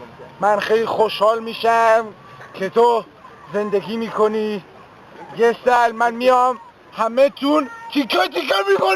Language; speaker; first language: Persian; early bilingual, heritage; Hebrew